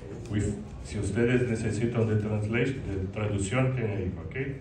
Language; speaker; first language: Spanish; non-native, fluent; Portuguese